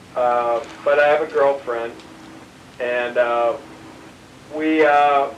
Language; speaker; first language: English; native; English